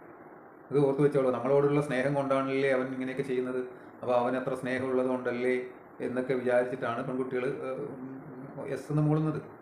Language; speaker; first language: Malayalam; native; Malayalam